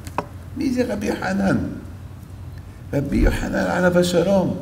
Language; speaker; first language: Hebrew; non-native, fluent; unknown